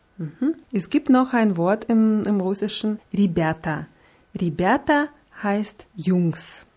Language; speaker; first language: German; non-native, fluent; Russian